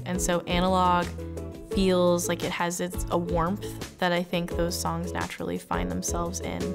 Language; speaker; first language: English; native; English